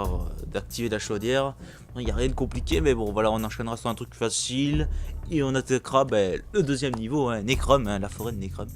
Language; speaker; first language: French; native; French